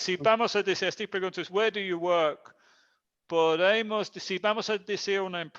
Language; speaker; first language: Spanish; non-native, fluent; English